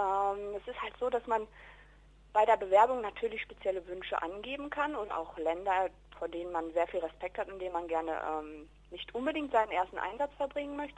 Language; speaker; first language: German; native; German